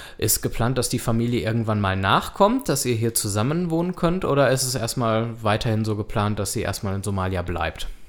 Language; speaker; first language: German; native; German